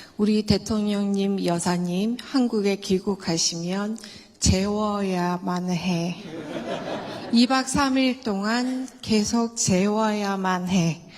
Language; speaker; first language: Korean; native; Korean